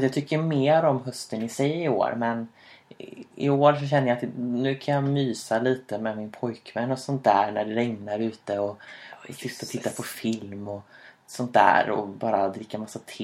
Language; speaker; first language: Swedish; native; Swedish